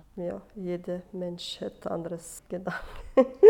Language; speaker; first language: German; non-native, fluent; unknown